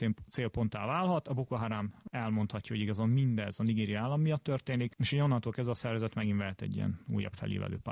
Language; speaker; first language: Hungarian; native; Hungarian